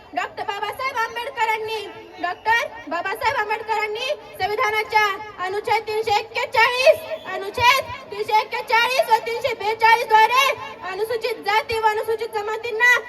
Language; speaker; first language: Marathi; non-native, local second language; Lambadi